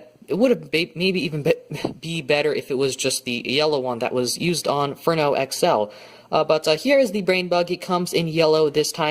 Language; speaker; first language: English; native; English